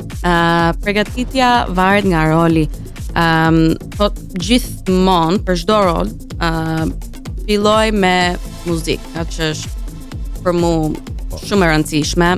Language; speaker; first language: Albanian; early bilingual, heritage; Albanian